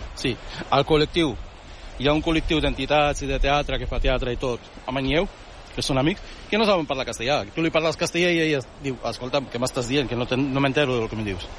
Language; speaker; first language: Catalan; early bilingual, other home language; Arabic